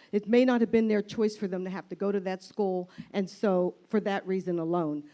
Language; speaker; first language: English; native; English